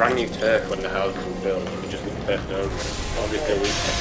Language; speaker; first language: English; native; English